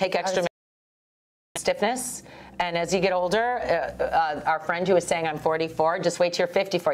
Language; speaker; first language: English; native; English